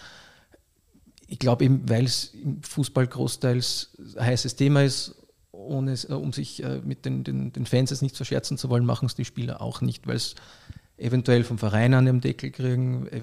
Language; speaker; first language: German; native; German